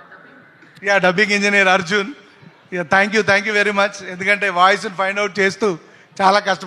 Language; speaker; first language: Telugu; native; Telugu